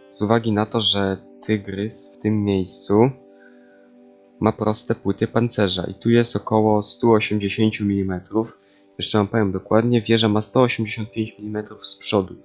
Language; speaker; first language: Polish; native; Polish